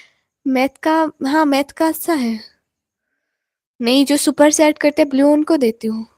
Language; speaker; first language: Hindi; non-native, local second language; Punjabi